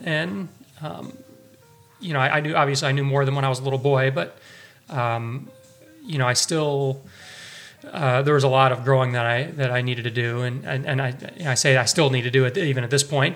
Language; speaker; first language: English; native; English